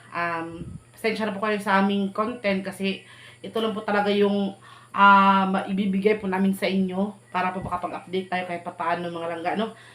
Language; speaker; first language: Filipino; non-native, local second language; Cebuano